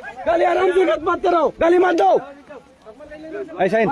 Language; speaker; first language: Hindi; non-native, learner; Bangla